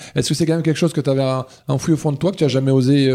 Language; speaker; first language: French; native; French